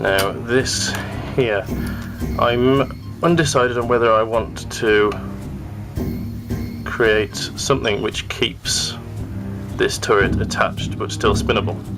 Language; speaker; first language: English; native; English